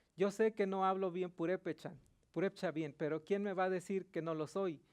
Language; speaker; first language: Spanish; early bilingual, heritage; Spanish